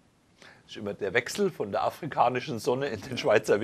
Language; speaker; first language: German; native; German